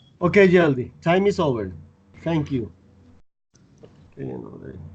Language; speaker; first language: English; non-native, fluent; Spanish